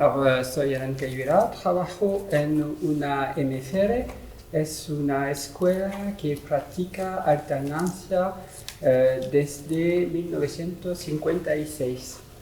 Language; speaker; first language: Spanish; non-native, learner; French